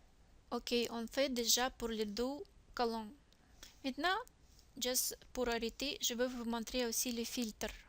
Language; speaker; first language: French; non-native, learner; Russian